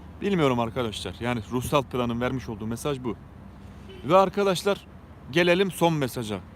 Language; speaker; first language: Turkish; native; Turkish